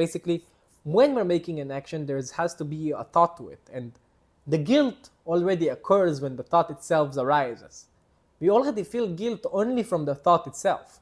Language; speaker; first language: English; non-native, fluent; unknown